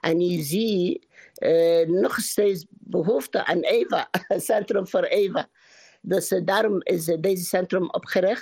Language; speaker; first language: Dutch; non-native, learner; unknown